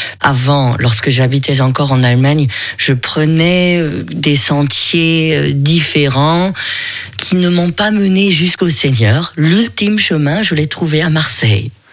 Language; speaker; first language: French; non-native, fluent; German